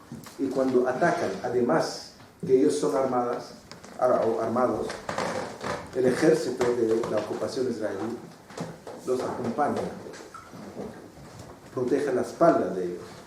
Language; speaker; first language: Spanish; non-native, fluent; Arabic